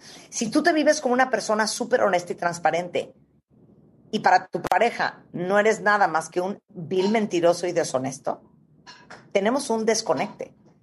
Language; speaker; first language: Spanish; native; Spanish